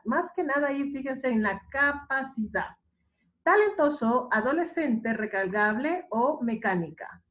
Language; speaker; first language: Spanish; native; Spanish